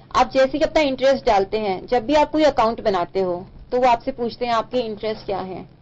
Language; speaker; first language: Hindi; native; Hindi